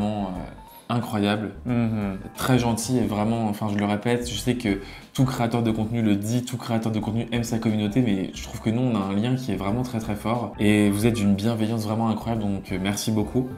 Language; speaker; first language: French; native; French